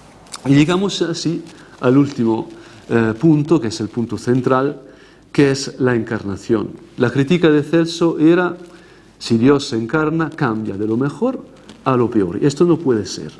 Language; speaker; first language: Spanish; non-native, fluent; Italian